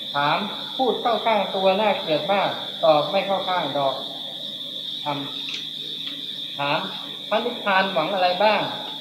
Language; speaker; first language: Thai; native; Thai